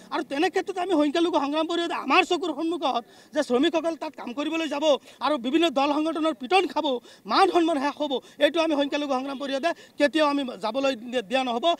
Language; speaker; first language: Assamese; non-native, local second language; Bangla